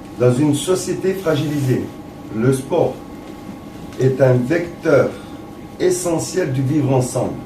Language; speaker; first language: French; early bilingual, other home language; Arabic